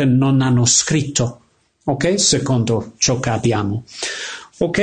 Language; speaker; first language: Italian; non-native, fluent; English